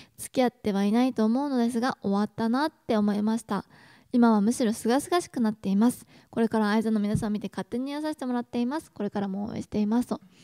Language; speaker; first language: Japanese; native; Japanese